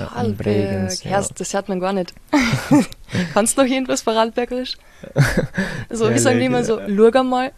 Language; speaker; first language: German; native; German